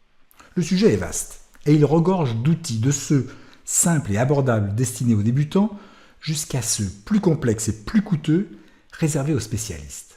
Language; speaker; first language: French; native; French